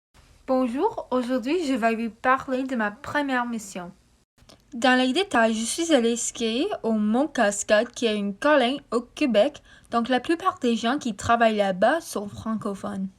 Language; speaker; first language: French; non-native, local second language; English